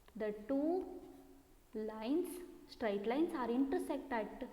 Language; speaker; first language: English; non-native, local second language; Kannada